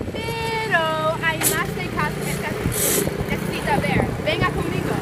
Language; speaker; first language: Spanish; non-native, learner; English